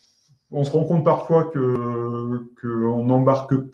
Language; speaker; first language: French; native; French